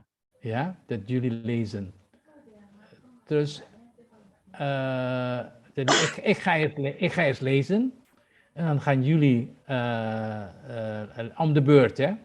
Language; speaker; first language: Dutch; non-native, fluent; Indonesian